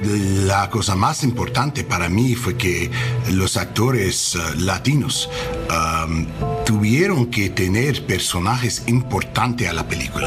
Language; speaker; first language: Spanish; non-native, learner; English